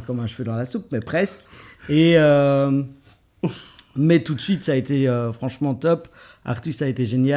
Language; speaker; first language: French; native; French